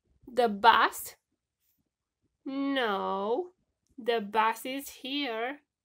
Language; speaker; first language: English; non-native, fluent; Romanian